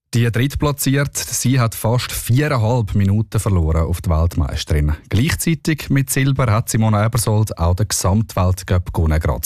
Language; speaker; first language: German; native; German